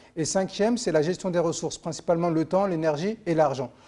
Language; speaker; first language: French; native; French